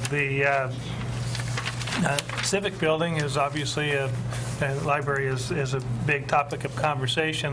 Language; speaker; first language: English; native; English